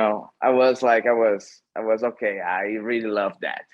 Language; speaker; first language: English; non-native, fluent; Portuguese